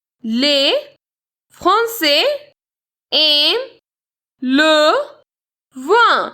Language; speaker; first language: French; non-native, fluent; Hindi